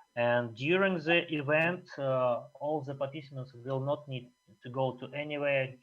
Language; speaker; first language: English; non-native, fluent; Russian